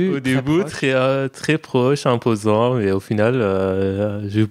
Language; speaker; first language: French; non-native, fluent; Persian